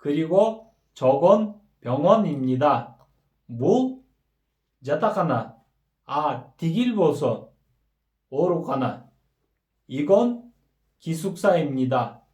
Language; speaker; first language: Korean; non-native, fluent; Kyrgyz